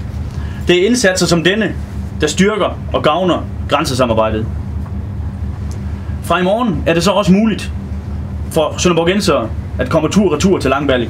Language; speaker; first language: Danish; native; Danish